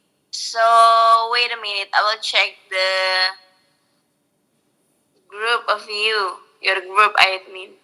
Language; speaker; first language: English; non-native, local second language; Indonesian